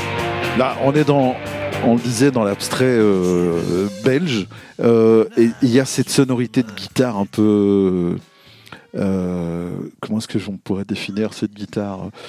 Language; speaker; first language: French; native; French